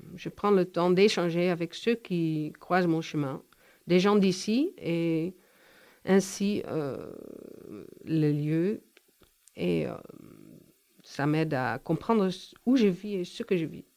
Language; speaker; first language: French; non-native, fluent; Dutch